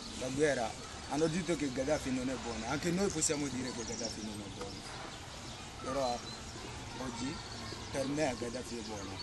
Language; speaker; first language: Italian; non-native, learner; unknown